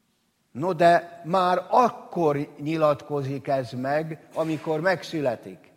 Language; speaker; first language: Hungarian; native; Hungarian